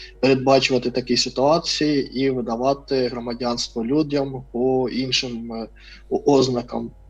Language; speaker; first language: Ukrainian; non-native, fluent; Russian